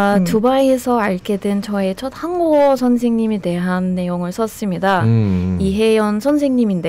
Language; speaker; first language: Korean; non-native, fluent; Persian